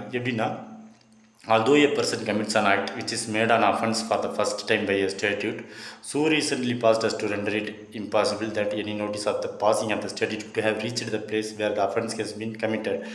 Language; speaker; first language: English; non-native, local second language; Tamil